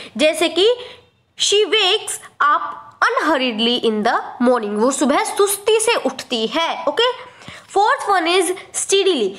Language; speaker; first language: Hindi; native; Hindi